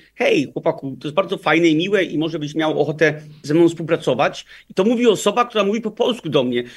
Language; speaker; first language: Polish; early bilingual, heritage; Danish